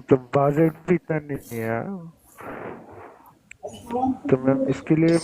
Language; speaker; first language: Hindi; non-native, learner; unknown